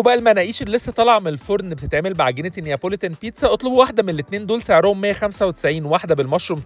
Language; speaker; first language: Arabic; native; Arabic